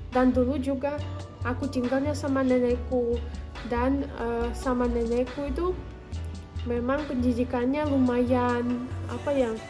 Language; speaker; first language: Indonesian; non-native, fluent; Russian